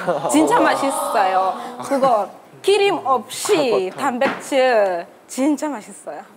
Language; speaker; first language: Korean; non-native, learner; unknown